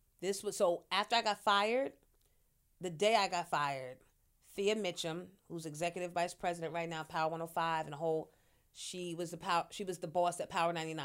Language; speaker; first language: English; native; English